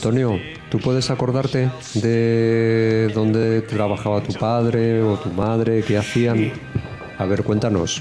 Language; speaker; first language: Spanish; native; Spanish